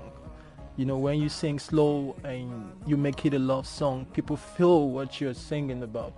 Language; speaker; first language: English; non-native, local second language; Yoruba